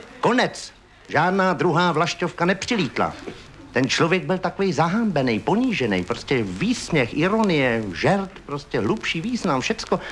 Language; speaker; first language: Czech; native; Czech